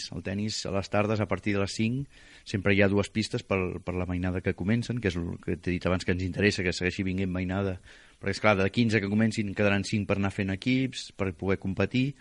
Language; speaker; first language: Catalan; native; Catalan